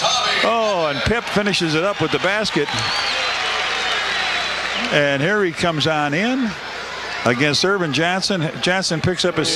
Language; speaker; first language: English; native; English